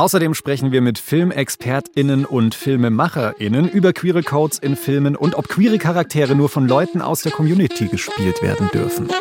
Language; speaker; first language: German; native; German